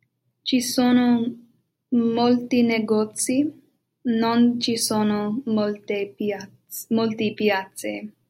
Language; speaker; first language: Italian; non-native, learner; English